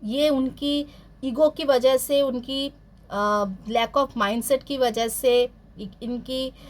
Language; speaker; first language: Hindi; non-native, local second language; Bangla